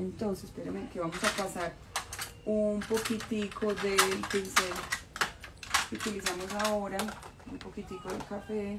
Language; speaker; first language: Spanish; native; Spanish